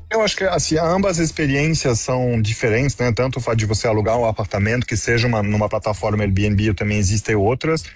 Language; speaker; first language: Portuguese; non-native, fluent; French